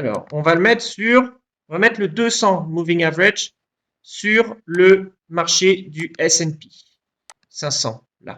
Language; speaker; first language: French; native; French